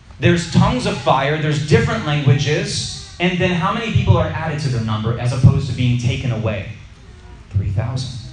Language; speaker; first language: English; native; English